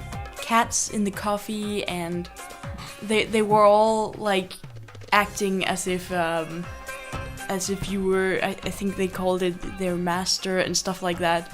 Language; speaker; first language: English; non-native, fluent; Danish